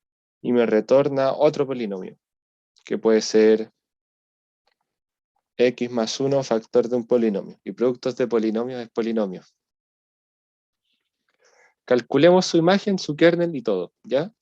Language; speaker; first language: Spanish; native; Spanish